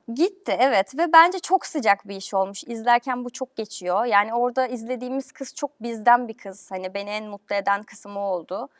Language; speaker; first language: Turkish; native; Turkish